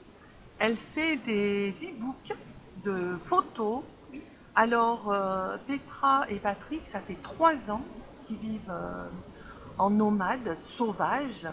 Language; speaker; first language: French; native; French